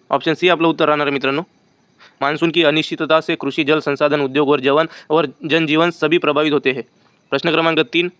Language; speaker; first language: Hindi; non-native, local second language; Marathi